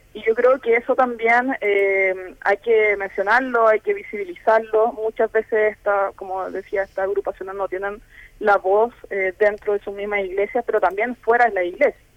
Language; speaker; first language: Spanish; native; Spanish